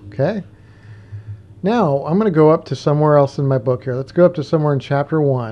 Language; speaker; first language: English; native; English